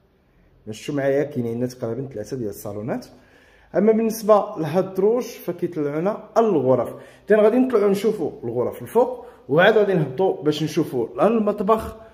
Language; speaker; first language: Arabic; native; Arabic